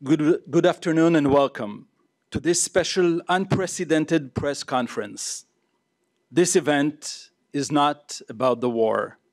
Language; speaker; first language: English; non-native, fluent; Hebrew